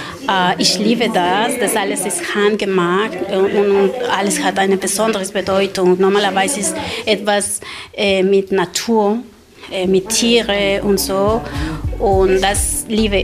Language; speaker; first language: German; non-native, learner; Spanish